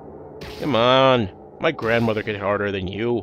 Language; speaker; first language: English; native; English